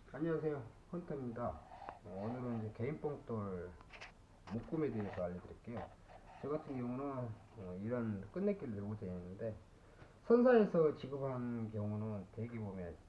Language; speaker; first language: Korean; native; Korean